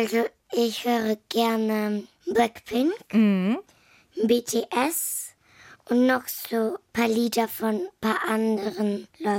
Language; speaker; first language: German; early bilingual, other home language; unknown